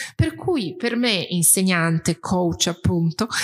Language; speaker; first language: Italian; non-native, fluent; Persian